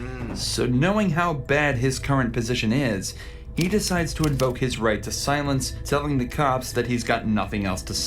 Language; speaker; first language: English; native; English